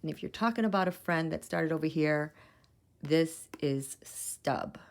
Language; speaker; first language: English; native; English